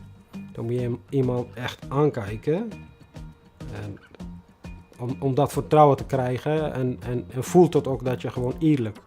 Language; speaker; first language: Dutch; non-native, fluent; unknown